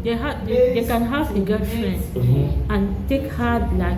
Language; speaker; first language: English; non-native, learner; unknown